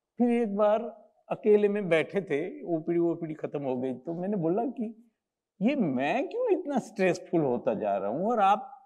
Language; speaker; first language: Hindi; non-native, local second language; Gujarati